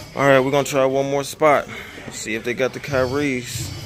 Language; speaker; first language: English; native; English